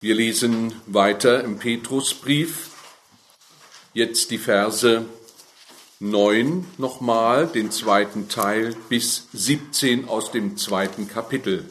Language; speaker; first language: German; native; German